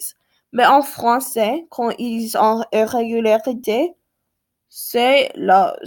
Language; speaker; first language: French; non-native, learner; English